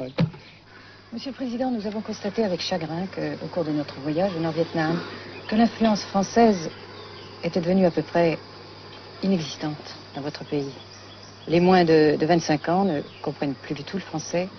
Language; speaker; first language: French; native; French